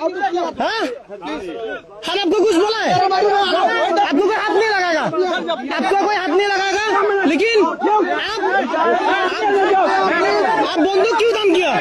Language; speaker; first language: Hindi; non-native, learner; Bangla